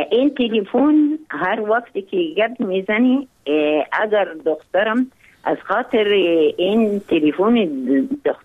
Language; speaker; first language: Persian; non-native, learner; Arabic